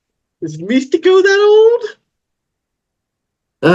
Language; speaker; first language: English; native; English